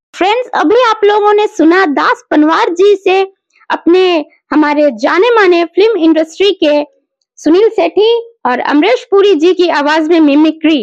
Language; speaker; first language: Hindi; non-native, local second language; Odia